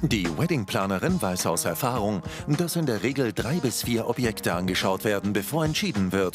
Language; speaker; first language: German; native; German